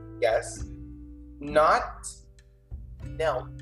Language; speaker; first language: English; non-native, fluent; Spanish